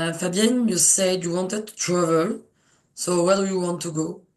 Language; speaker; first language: English; non-native, learner; French